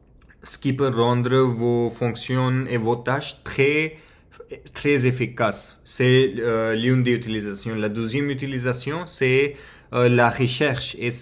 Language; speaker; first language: French; non-native, fluent; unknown